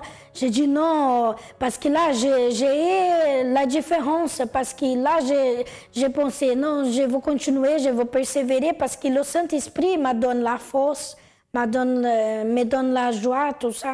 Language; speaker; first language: French; non-native, learner; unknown